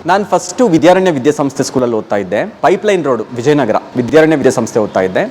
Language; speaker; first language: Kannada; non-native, local second language; Telugu